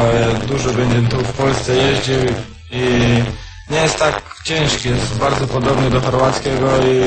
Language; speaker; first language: Polish; non-native, learner; Croatian